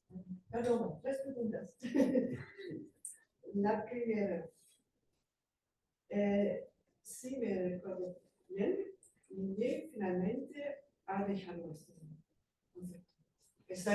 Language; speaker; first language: Spanish; non-native, fluent; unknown